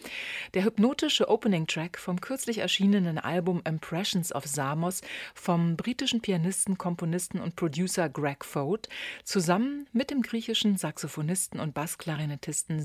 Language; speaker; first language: German; native; German